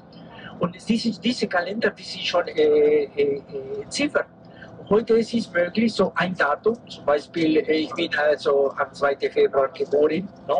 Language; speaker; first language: German; non-native, fluent; Spanish